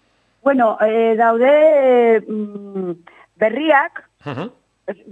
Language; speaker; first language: Basque; non-native, local second language; Spanish